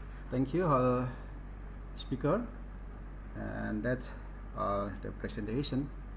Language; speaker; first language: English; non-native, fluent; Indonesian